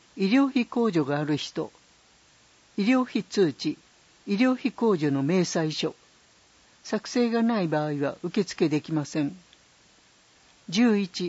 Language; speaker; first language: Japanese; native; Japanese